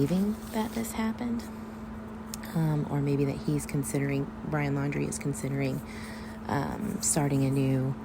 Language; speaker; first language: English; native; English